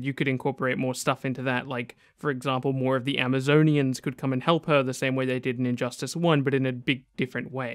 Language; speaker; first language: English; native; English